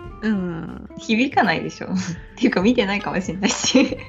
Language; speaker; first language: Japanese; native; Japanese